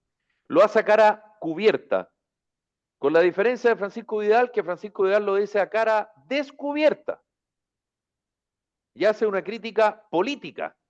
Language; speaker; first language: Spanish; native; Spanish